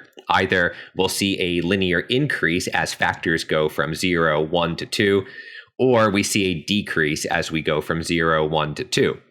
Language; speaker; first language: English; native; English